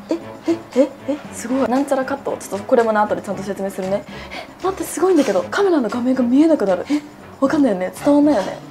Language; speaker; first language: Japanese; native; Japanese